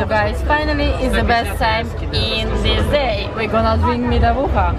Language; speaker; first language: English; non-native, fluent; Ukrainian